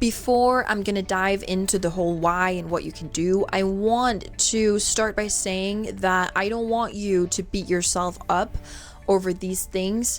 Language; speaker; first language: English; non-native, fluent; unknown